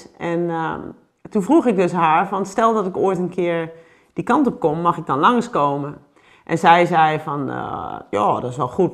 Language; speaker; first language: Dutch; native; Dutch